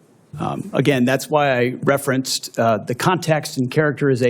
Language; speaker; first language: English; native; English